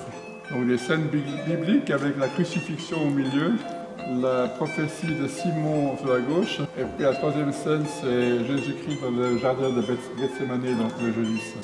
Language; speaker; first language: French; non-native, fluent; Romanian